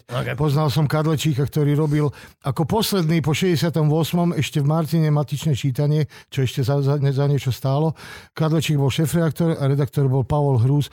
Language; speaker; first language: Slovak; non-native, local second language; Hungarian